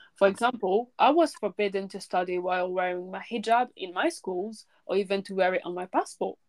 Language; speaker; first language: English; early bilingual, other home language; French